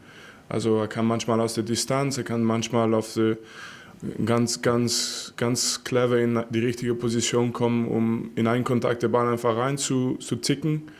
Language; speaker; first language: German; non-native, fluent; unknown